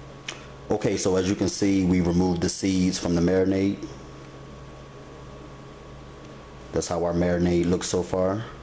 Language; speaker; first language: English; native; English